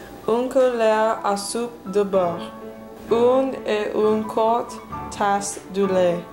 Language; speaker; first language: French; non-native, learner; English